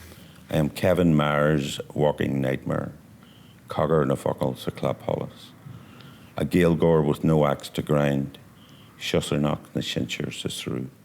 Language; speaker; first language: Irish; non-native, local second language; English